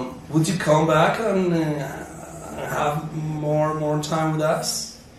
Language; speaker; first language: English; non-native, fluent; Spanish